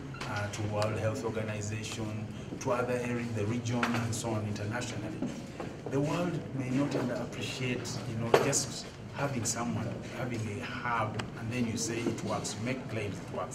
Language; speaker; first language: English; non-native, local second language; Ganda